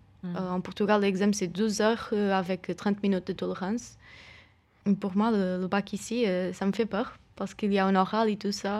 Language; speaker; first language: French; non-native, fluent; Portuguese